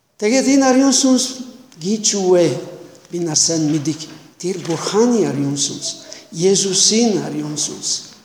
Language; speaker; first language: Mongolian; non-native, learner; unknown